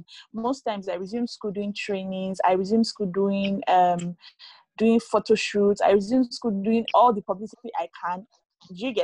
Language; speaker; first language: English; non-native, local second language; Yoruba